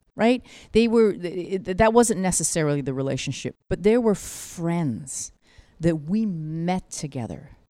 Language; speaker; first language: English; native; English